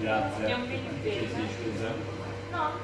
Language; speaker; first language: Italian; native; Italian